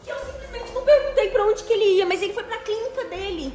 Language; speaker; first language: Portuguese; native; Portuguese